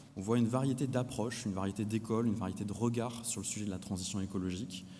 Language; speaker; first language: French; native; French